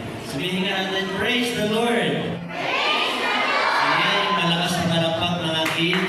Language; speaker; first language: Filipino; native; Filipino